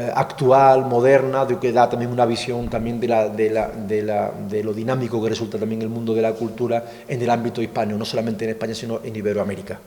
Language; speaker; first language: Spanish; native; Spanish